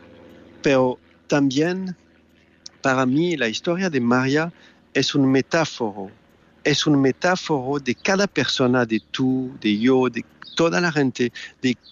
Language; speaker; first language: Spanish; non-native, fluent; French